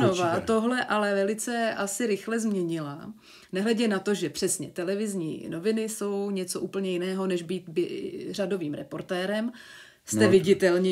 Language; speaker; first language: Czech; native; Czech